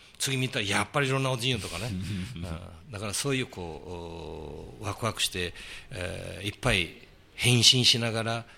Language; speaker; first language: Japanese; early bilingual, heritage; Portuguese